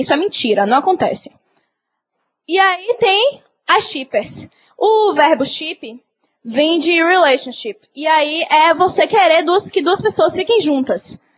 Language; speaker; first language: Portuguese; native; Portuguese